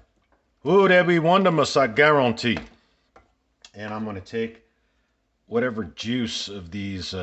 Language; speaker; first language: English; native; English